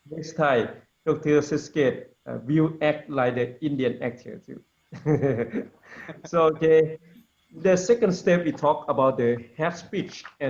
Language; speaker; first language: English; non-native, learner; Lao